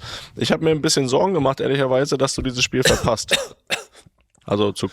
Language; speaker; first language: German; native; German